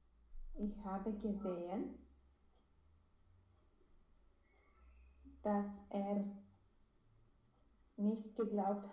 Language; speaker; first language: German; non-native, learner; Romanian